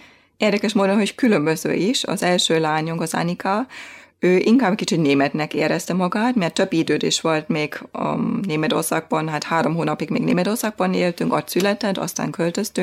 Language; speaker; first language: Hungarian; non-native, fluent; German